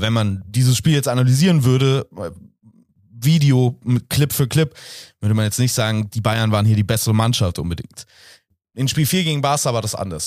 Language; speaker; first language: German; native; German